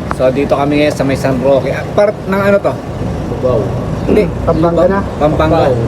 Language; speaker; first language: Filipino; native; Filipino